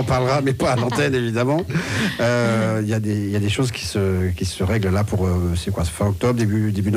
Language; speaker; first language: French; native; French